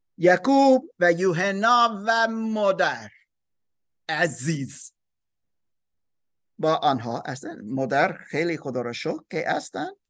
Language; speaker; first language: Persian; non-native, learner; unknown